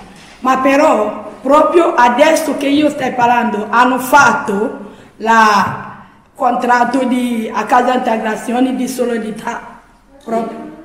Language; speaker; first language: Italian; non-native, learner; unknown